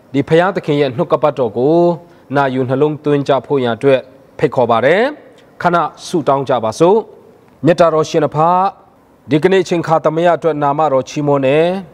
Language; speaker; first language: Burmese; non-native, local second language; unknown